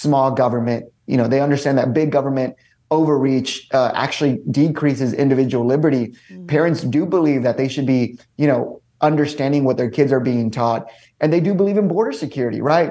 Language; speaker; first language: English; native; English